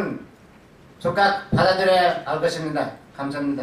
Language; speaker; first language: Korean; non-native, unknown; Nepali